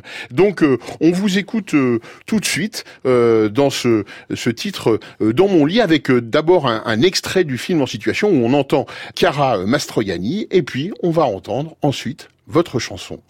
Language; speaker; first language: French; native; French